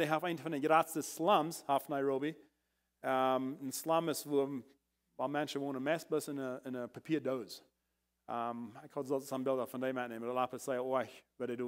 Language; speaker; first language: German; non-native, learner; Plautdietsch